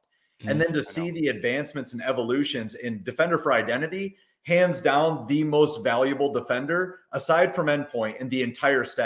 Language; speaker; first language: English; native; English